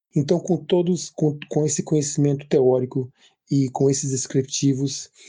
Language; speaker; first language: Portuguese; native; Portuguese